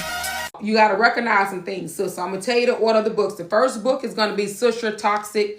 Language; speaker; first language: English; native; English